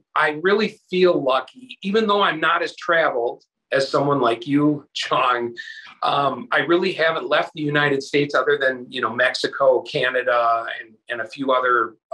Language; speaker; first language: English; native; English